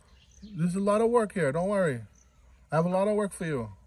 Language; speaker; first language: English; native; English